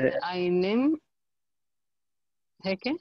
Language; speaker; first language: German; non-native, learner; Arabic